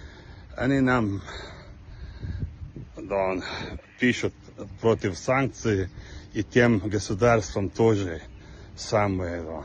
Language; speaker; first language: Russian; non-native, local second language; Chechen